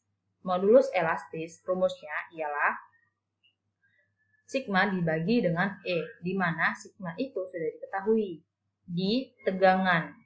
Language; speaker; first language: Indonesian; native; Indonesian